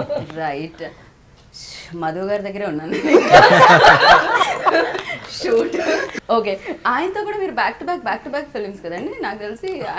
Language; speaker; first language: Telugu; native; Telugu